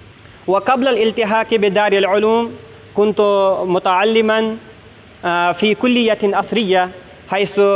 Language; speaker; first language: Arabic; non-native, fluent; Kashmiri